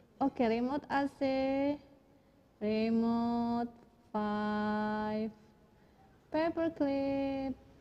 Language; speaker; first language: English; non-native, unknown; Indonesian